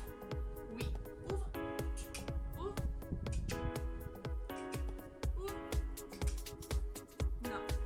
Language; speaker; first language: French; native; French